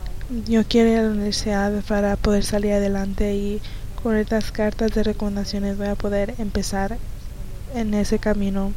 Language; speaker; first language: Spanish; early bilingual, heritage; Spanish